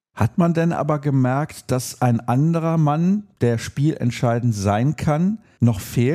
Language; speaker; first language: German; native; German